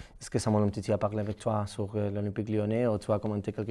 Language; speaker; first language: French; non-native, learner; Catalan